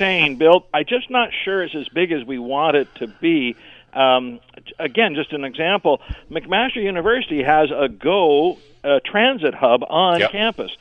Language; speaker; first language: English; native; English